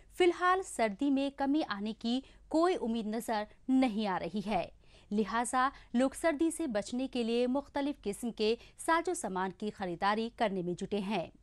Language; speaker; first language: Hindi; non-native, local second language; Kashmiri